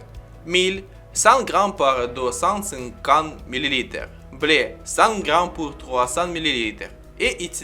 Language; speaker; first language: French; non-native, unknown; Ukrainian